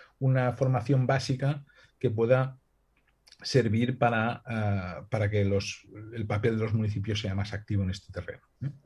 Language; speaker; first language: Spanish; non-native, local second language; Catalan